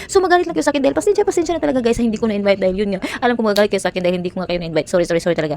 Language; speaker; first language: Filipino; non-native, local second language; Cebuano